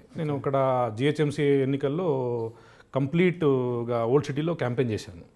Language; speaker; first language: Telugu; non-native, local second language; Urdu